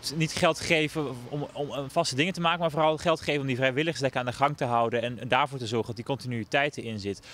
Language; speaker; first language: Dutch; native; Dutch